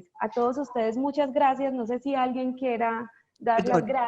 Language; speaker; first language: Spanish; native; Spanish